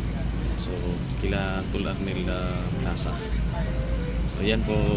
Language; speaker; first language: Filipino; native; Filipino